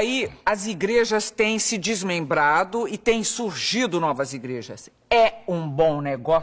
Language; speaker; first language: Portuguese; native; Portuguese